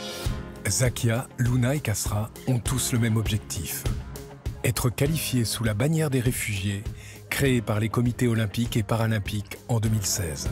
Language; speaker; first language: French; native; French